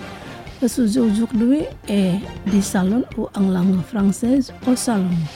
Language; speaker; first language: French; non-native, fluent; Indonesian